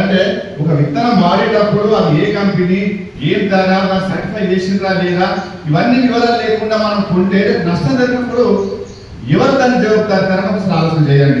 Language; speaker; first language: Telugu; native; Telugu